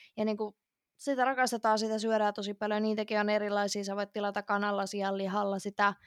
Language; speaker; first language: Finnish; early bilingual, other home language; Russian